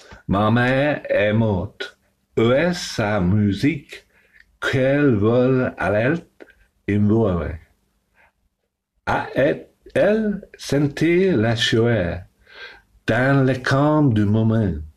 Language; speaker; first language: French; non-native, learner; English